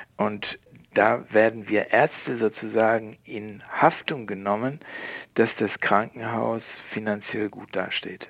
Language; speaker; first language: German; native; German